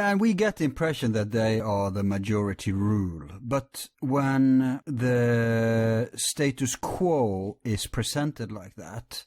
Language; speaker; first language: English; non-native, fluent; Norwegian